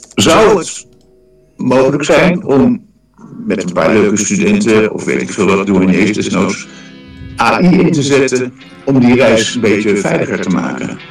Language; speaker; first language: Dutch; native; Dutch